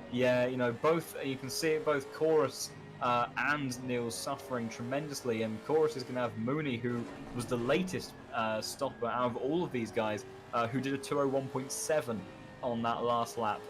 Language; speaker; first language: English; native; English